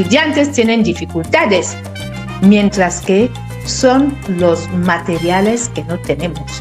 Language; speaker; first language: Spanish; non-native, fluent; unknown